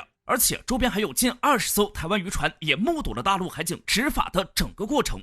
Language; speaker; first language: Chinese; native; Chinese